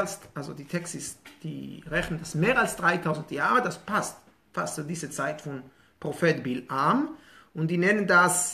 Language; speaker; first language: German; non-native, fluent; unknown